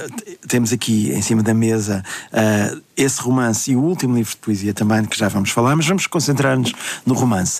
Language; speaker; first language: Portuguese; native; Portuguese